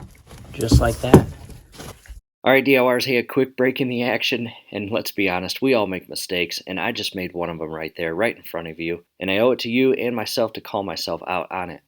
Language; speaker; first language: English; native; English